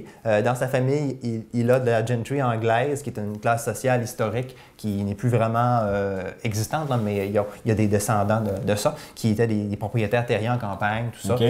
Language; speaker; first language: French; native; French